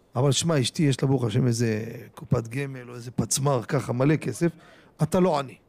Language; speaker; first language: Hebrew; native; Hebrew